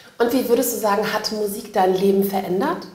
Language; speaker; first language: German; native; German